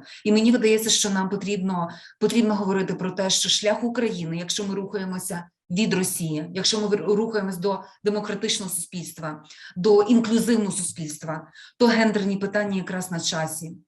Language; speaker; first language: Ukrainian; native; Ukrainian